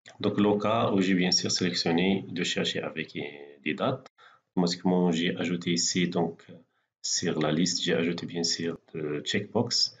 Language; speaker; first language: French; non-native, local second language; Arabic